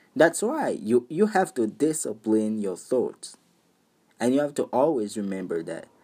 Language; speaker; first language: English; non-native, fluent; Haitian Creole